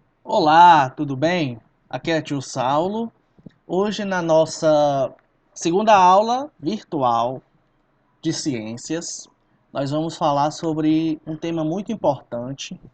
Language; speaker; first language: Portuguese; native; Portuguese